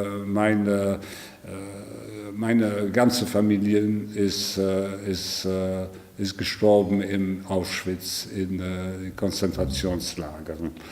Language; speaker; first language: German; non-native, learner; French